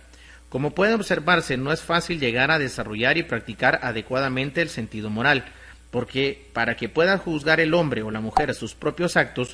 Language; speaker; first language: Spanish; native; Spanish